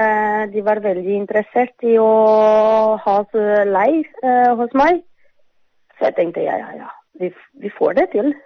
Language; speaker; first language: Norwegian; non-native, fluent; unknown